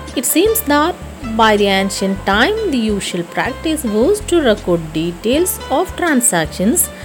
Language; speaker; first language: English; non-native, local second language; Malayalam